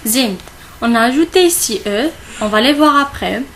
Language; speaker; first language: French; non-native, local second language; Arabic